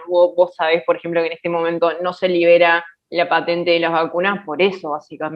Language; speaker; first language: Spanish; native; Spanish